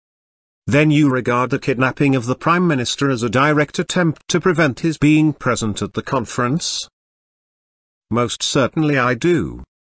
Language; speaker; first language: English; non-native, fluent; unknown